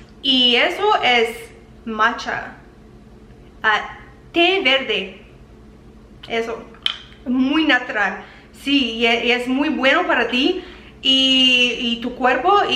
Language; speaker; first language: Spanish; non-native, learner; English